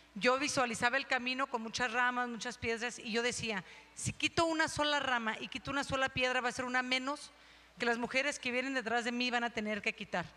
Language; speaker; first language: Spanish; native; Spanish